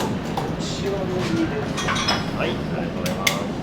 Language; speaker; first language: Japanese; native; Japanese